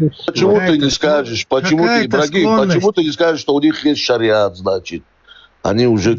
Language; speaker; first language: Russian; native; Russian